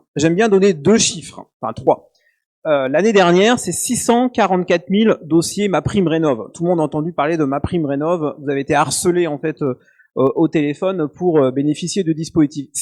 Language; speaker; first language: French; native; French